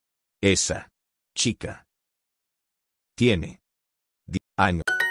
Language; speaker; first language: Spanish; non-native, learner; English